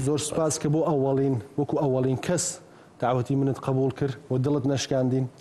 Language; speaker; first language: Central Kurdish; early bilingual, heritage; Central Kurdish